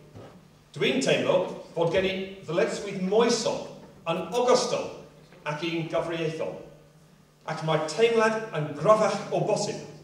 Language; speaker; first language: Welsh; non-native, fluent; English